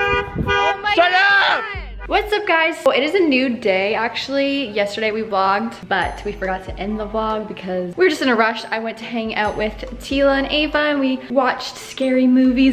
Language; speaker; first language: English; native; English